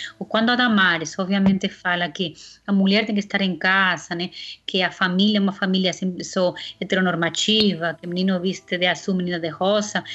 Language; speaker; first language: Portuguese; non-native, fluent; Spanish